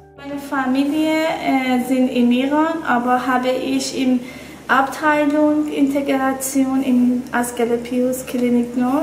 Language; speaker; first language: German; non-native, learner; Persian